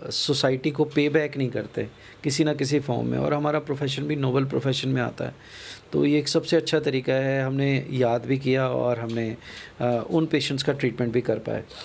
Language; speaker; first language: Hindi; non-native, local second language; Punjabi